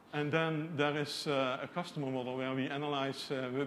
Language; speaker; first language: English; non-native, fluent; Dutch